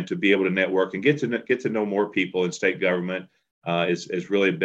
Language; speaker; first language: English; native; English